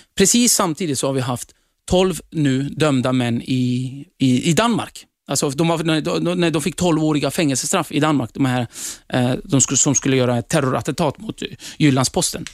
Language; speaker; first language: Swedish; early bilingual, other home language; Kurdish